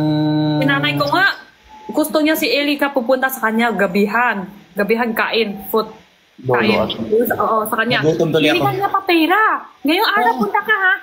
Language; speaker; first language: Filipino; non-native, learner; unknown